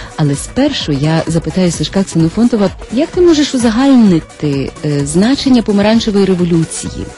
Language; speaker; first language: Ukrainian; native; Ukrainian